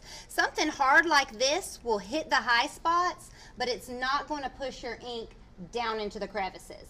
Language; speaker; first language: English; native; English